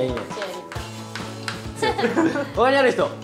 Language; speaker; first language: Japanese; native; Japanese